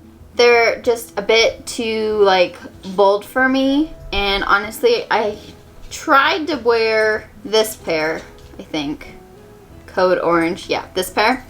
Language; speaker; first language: English; native; English